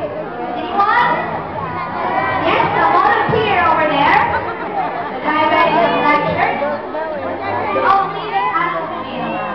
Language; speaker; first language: English; non-native, local second language; Filipino